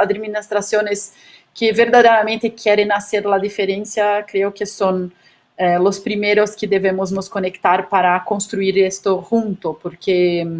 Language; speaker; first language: Spanish; non-native, fluent; Portuguese